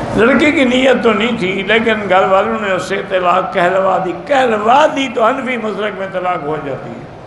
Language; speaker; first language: Urdu; early bilingual, heritage; Urdu